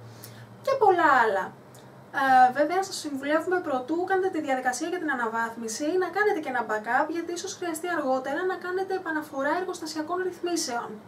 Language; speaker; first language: Greek; native; Greek